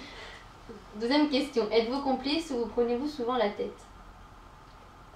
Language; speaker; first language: French; native; French